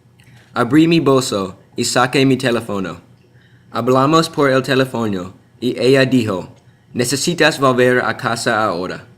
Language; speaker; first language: Spanish; non-native, learner; English